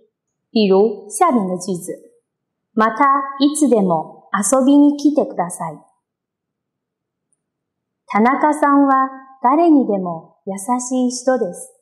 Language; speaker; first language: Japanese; non-native, fluent; Chinese